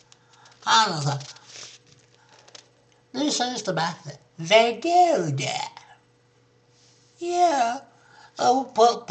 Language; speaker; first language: Swedish; native; Swedish